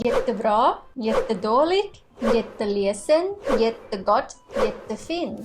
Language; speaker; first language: Swedish; non-native, fluent; Thai